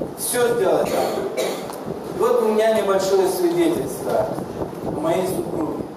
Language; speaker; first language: Russian; non-native, local second language; Kazakh